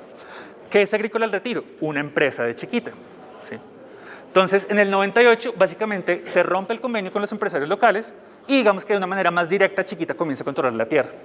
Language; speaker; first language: Spanish; native; Spanish